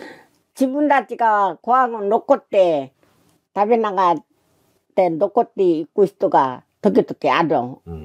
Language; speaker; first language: Japanese; non-native, learner; Korean